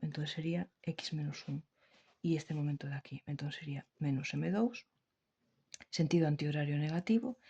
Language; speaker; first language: Spanish; native; Spanish